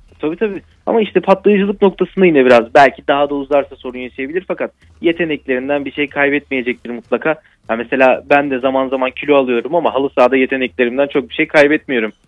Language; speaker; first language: Turkish; native; Turkish